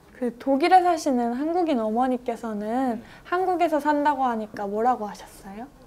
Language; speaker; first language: Korean; native; Korean